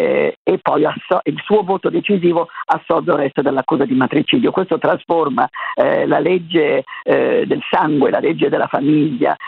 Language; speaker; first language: Italian; native; Italian